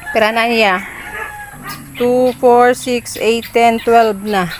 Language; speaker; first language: Filipino; non-native, local second language; Bikol